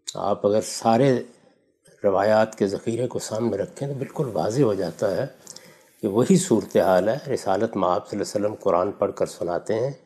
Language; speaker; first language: Urdu; non-native, local second language; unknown